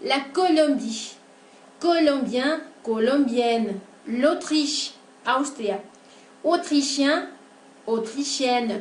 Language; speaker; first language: French; non-native, fluent; Spanish